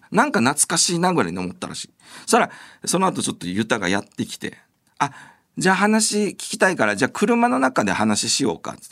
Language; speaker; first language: Japanese; native; Japanese